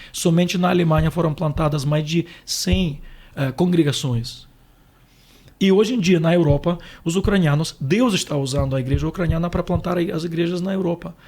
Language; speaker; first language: Portuguese; non-native, fluent; Ukrainian